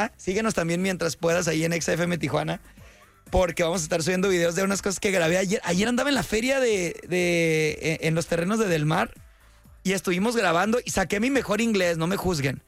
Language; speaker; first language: Spanish; native; Spanish